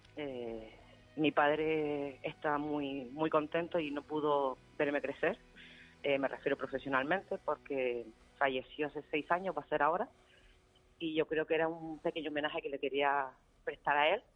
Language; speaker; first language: Spanish; native; Spanish